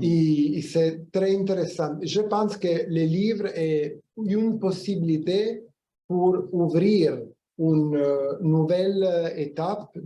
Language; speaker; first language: French; non-native, fluent; Italian